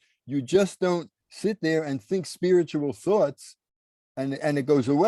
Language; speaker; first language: English; native; English